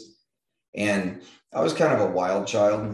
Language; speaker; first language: English; native; English